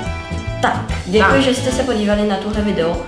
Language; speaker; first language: Czech; non-native, learner; French